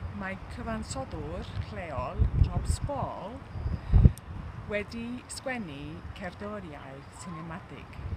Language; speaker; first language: Welsh; non-native, learner; English